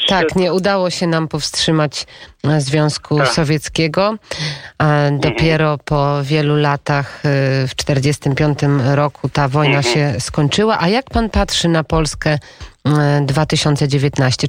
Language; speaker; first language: Polish; native; Polish